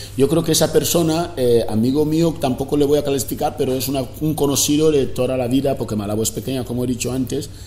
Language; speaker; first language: Spanish; non-native, local second language; Fang